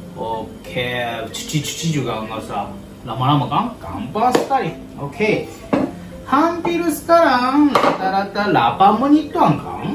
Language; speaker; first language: Indonesian; non-native, learner; Japanese